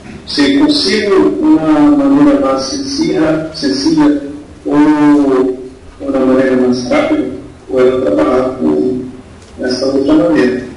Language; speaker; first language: Spanish; non-native, fluent; Portuguese